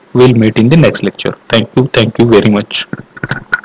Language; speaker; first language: Hindi; non-native, local second language; Marathi